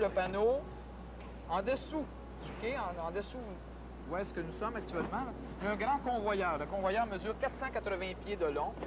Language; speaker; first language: French; native; French